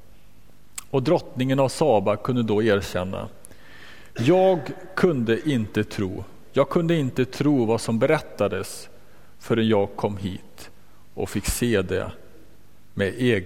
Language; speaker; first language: Swedish; native; Swedish